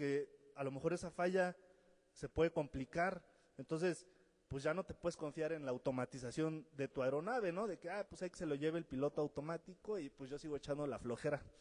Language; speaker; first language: Spanish; native; Spanish